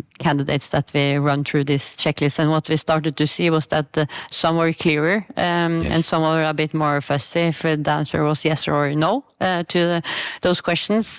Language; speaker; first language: English; non-native, fluent; Norwegian